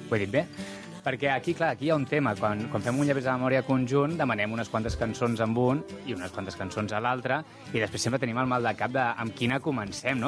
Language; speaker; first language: Catalan; native; Catalan